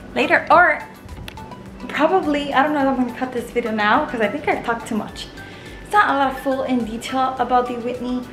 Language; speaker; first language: English; early bilingual, other home language; Spanish